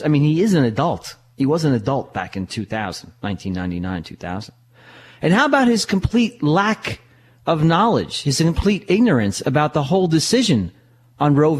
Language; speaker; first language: English; native; English